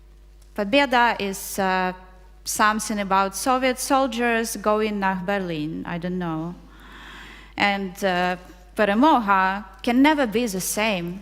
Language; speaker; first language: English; non-native, fluent; Ukrainian